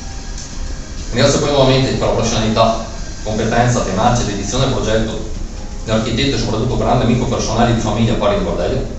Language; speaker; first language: Italian; native; Italian